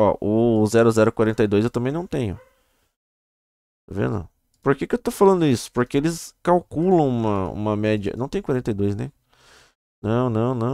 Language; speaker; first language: Portuguese; native; Portuguese